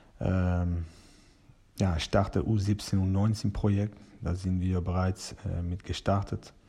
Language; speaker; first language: German; non-native, fluent; Persian